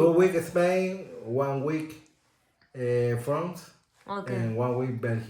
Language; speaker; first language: English; non-native, learner; Spanish